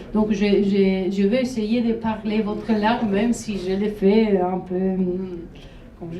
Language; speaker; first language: French; non-native, fluent; Spanish